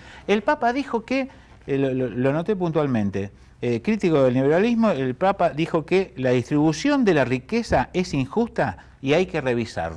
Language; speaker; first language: Spanish; native; Spanish